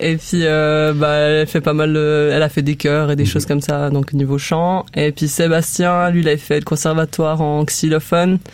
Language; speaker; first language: French; native; French